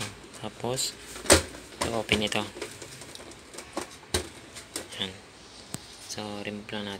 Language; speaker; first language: Filipino; native; Filipino